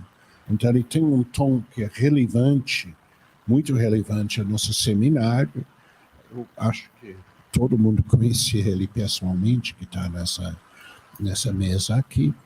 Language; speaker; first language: Portuguese; non-native, fluent; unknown